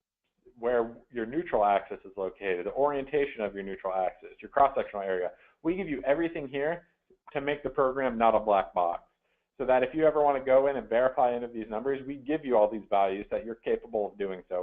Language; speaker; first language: English; native; English